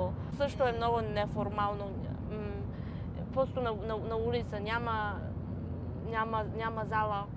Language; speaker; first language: Bulgarian; non-native, learner; Chinese